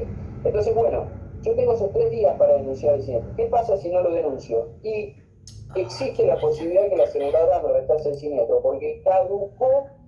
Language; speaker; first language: Spanish; native; Spanish